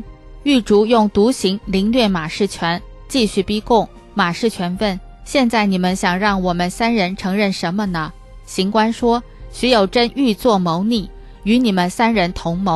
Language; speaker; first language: Chinese; native; Chinese